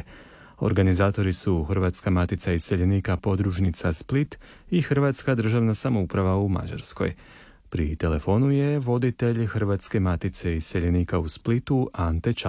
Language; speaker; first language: Serbian; native; Serbian